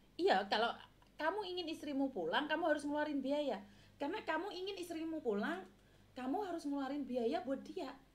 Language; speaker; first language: Indonesian; non-native, local second language; Javanese